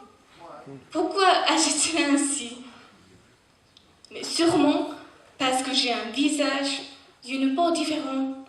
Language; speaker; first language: French; non-native, fluent; Japanese